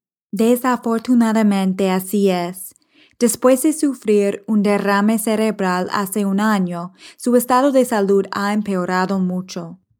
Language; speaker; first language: Spanish; non-native, fluent; English